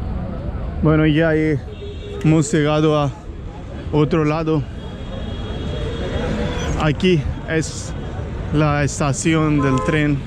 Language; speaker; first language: Spanish; non-native, learner; Hindi